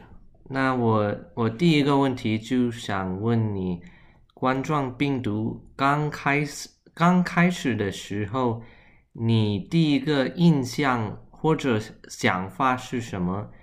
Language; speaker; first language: Chinese; early bilingual, heritage; Chinese